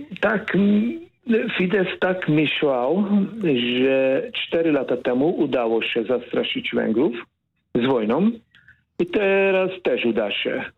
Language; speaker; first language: Polish; non-native, fluent; Hungarian